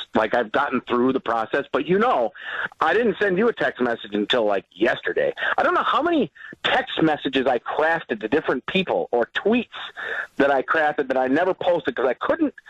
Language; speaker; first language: English; native; English